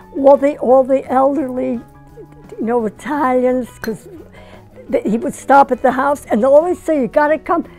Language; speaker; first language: English; native; English